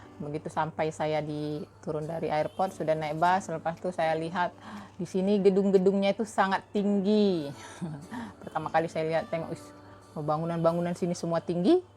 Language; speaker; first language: Indonesian; native; Indonesian